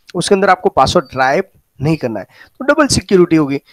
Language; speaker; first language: Hindi; native; Hindi